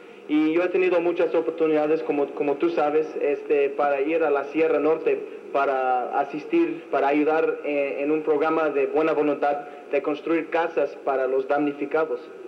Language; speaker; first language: Spanish; non-native, fluent; English